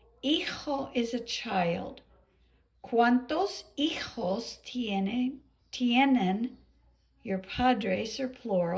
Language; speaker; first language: Spanish; non-native, fluent; English